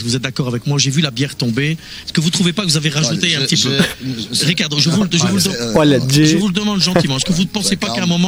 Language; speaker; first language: French; native; French